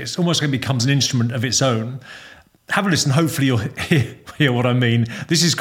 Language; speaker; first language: English; native; English